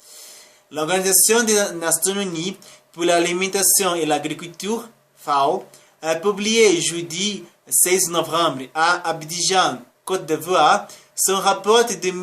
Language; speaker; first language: French; non-native, learner; Spanish